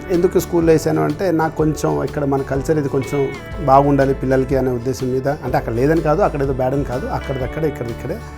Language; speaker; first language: Telugu; native; Telugu